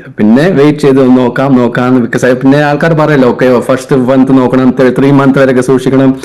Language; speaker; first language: Malayalam; early bilingual, heritage; Hindi